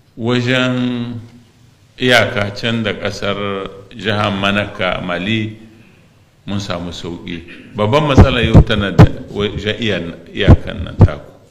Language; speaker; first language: Hausa; non-native, local second language; Arabic